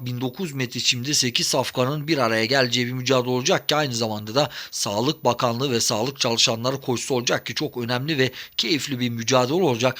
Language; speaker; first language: Turkish; native; Turkish